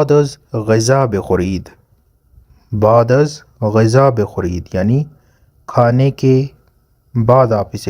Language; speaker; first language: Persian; non-native, fluent; Urdu